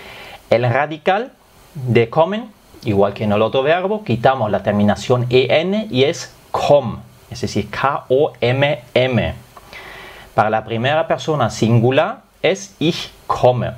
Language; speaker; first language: Spanish; non-native, fluent; German